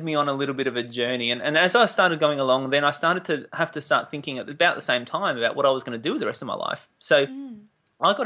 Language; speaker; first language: English; native; English